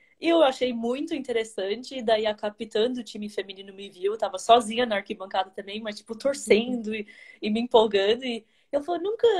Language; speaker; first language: Portuguese; early bilingual, heritage; English